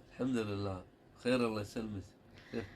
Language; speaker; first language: Arabic; non-native, fluent; Urdu